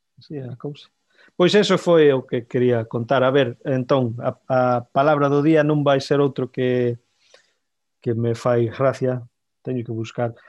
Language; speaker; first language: Galician; native; Galician